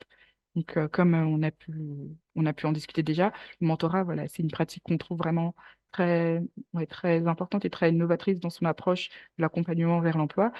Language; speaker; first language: French; native; French